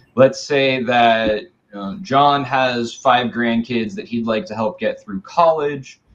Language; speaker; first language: English; native; English